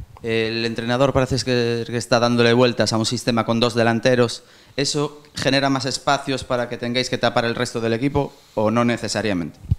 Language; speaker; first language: Spanish; native; Spanish